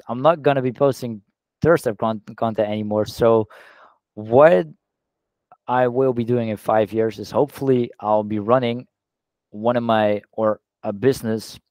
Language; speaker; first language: English; non-native, fluent; Dutch